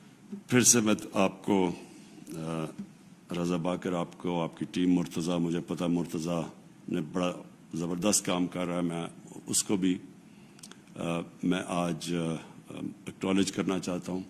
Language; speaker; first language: Urdu; native; Urdu